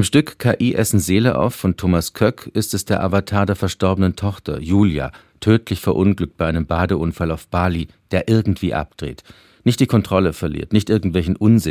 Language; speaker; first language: German; native; German